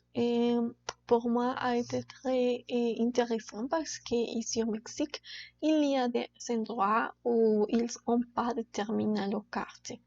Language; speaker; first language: French; non-native, learner; Spanish